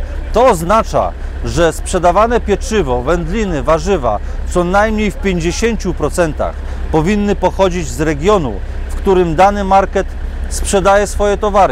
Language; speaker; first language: Polish; native; Polish